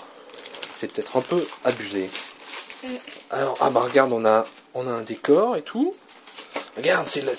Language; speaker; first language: French; native; French